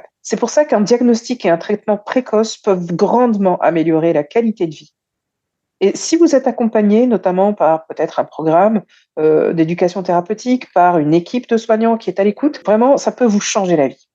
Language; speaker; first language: French; native; French